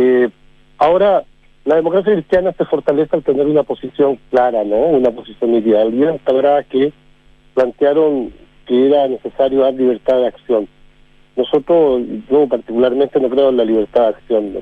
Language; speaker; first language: Spanish; native; Spanish